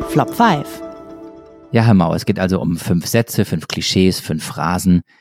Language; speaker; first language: German; native; German